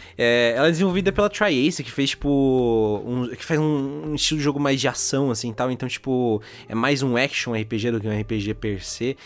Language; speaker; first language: Portuguese; native; Portuguese